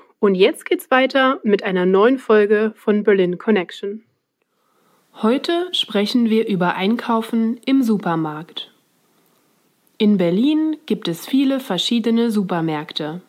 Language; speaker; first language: German; non-native, fluent; Swiss German